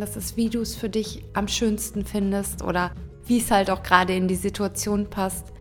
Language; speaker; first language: German; native; German